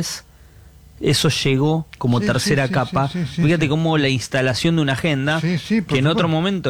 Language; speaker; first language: Spanish; native; Spanish